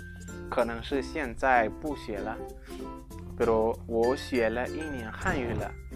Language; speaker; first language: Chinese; non-native, fluent; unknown